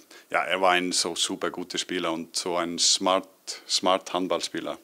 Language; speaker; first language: German; non-native, learner; Icelandic